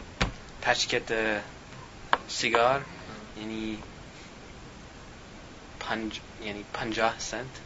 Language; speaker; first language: Persian; non-native, learner; English